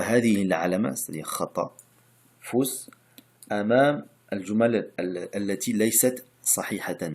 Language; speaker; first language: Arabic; non-native, fluent; French